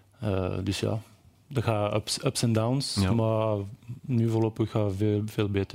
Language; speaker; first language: Dutch; non-native, local second language; French